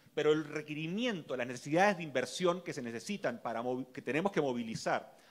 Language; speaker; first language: Spanish; native; Spanish